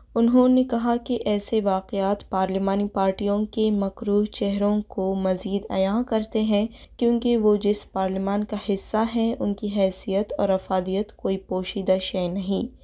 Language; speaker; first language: Urdu; non-native, local second language; Baluchi